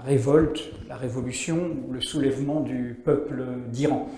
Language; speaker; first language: French; native; French